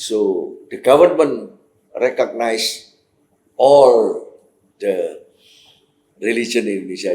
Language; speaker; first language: English; non-native, fluent; Indonesian